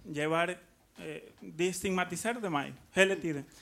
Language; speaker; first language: Norwegian; non-native, learner; Spanish